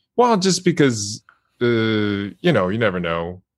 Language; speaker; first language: English; non-native, fluent; Japanese